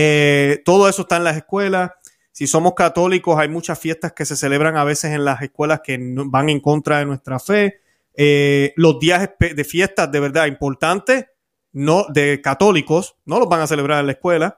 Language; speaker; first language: Spanish; native; Spanish